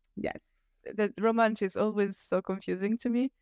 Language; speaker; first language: English; non-native, fluent; Italian